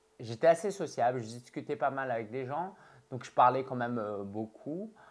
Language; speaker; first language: French; early bilingual, other home language; Chinese